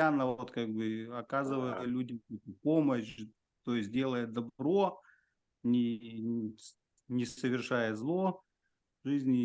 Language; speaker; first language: Russian; native; Russian